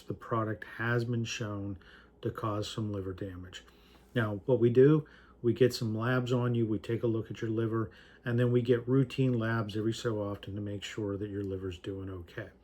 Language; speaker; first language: English; native; English